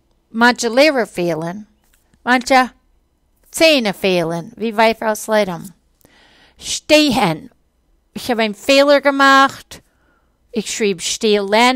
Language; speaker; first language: German; non-native, fluent; English